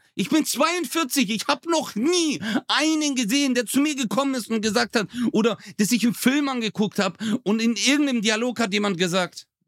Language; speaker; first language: German; early bilingual, other home language; Turkish